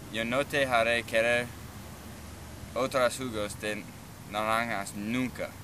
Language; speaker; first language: Spanish; non-native, learner; English